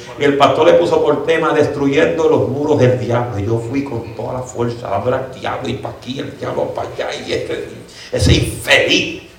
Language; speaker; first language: Spanish; early bilingual, heritage; Spanish